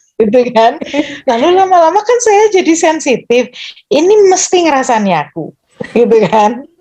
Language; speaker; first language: Indonesian; native; Indonesian